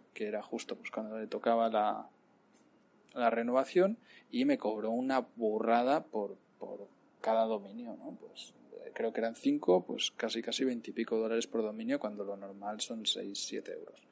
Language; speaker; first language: Spanish; native; Spanish